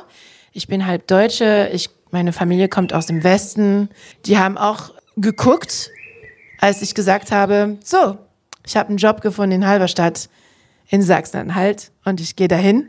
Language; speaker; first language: German; non-native, fluent; French